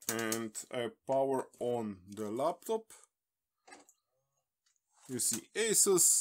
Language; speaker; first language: English; non-native, fluent; Slovenian